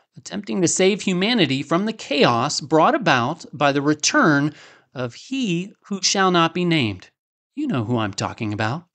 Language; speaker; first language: English; native; English